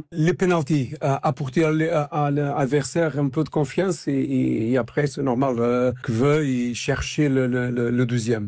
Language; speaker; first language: French; non-native, fluent; Portuguese